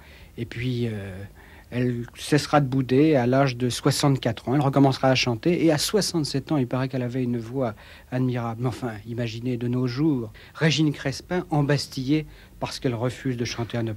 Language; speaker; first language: French; native; French